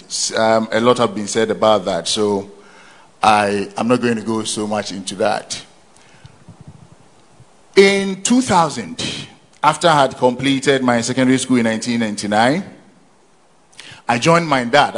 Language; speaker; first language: English; non-native, local second language; Akan